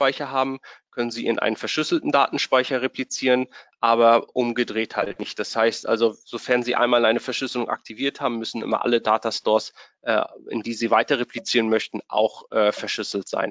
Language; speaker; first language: German; native; German